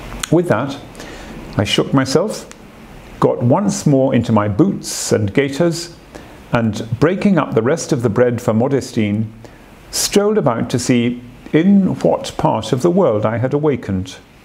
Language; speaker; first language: English; native; English